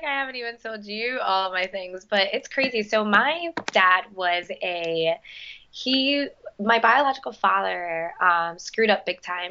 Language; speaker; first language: English; early bilingual, other home language; Spanish